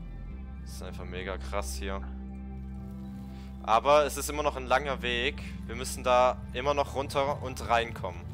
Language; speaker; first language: German; native; German